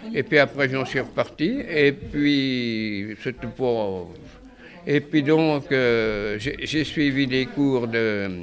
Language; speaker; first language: French; native; French